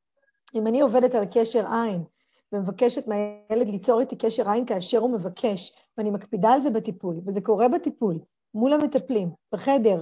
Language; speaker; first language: Hebrew; native; Hebrew